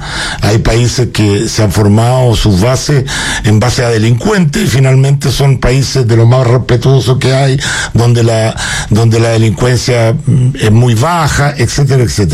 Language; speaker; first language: Spanish; native; Spanish